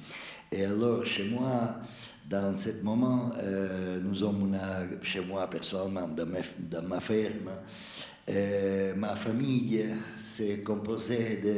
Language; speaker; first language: French; non-native, fluent; Italian